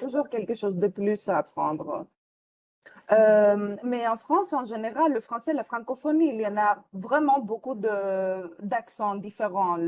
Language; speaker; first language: French; non-native, fluent; Greek